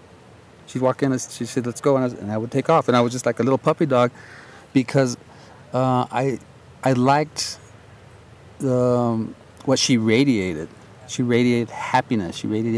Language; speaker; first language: English; native; English